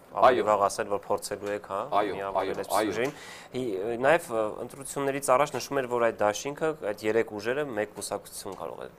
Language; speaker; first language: Armenian; native; Armenian